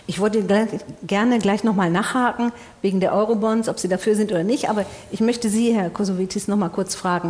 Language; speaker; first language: German; native; German